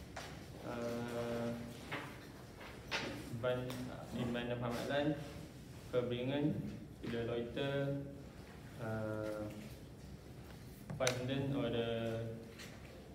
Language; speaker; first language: German; non-native, learner; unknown